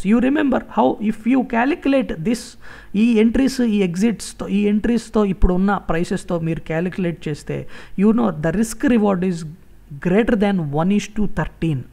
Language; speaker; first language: English; non-native, local second language; Telugu